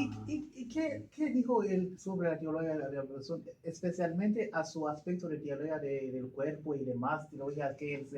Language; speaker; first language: Spanish; non-native, learner; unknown